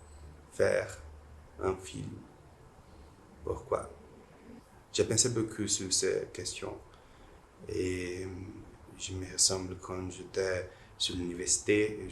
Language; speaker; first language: French; non-native, learner; Portuguese